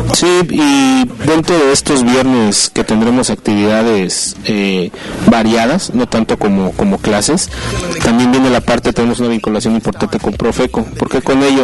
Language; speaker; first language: Spanish; native; Spanish